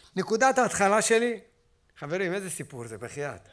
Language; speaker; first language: Hebrew; native; Hebrew